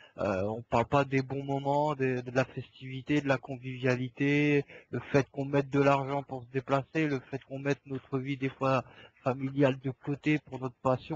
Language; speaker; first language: French; native; French